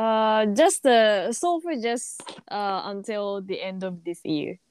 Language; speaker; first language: English; non-native, learner; Japanese